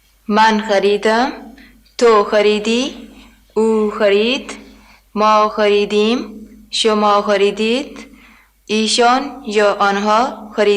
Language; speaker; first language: Persian; non-native, learner; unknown